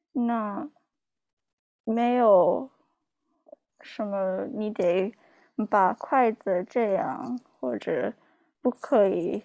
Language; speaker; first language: Chinese; non-native, learner; English